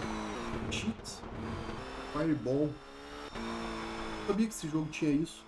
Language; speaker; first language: Portuguese; native; Portuguese